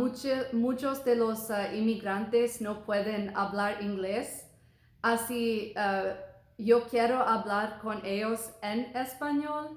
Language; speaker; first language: Spanish; non-native, learner; English